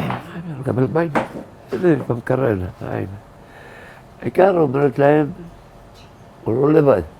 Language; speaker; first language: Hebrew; early bilingual, other home language; Arabic